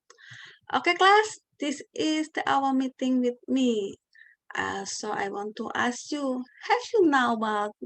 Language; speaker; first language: English; non-native, learner; Indonesian